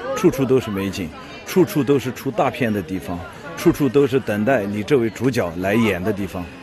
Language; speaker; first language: Chinese; native; Chinese